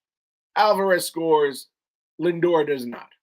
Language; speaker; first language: English; native; English